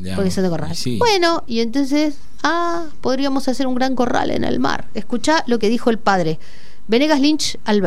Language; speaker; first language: Spanish; native; Spanish